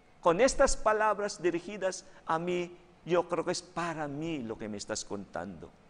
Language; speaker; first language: Spanish; non-native, fluent; Filipino